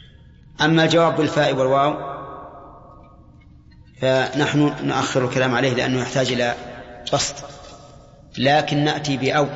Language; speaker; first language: Arabic; native; Arabic